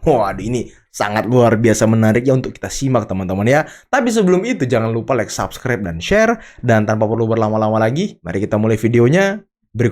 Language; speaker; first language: Indonesian; native; Indonesian